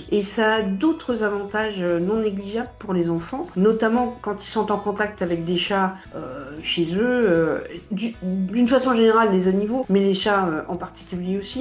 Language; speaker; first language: French; native; French